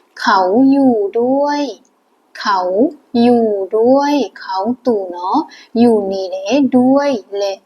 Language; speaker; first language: Thai; non-native, fluent; Burmese